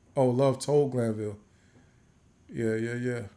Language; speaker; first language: English; native; English